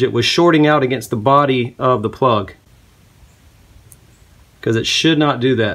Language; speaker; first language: English; native; English